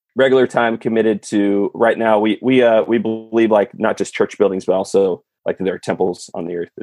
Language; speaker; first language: English; native; English